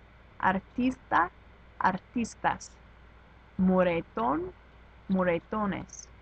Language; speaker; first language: Spanish; non-native, fluent; English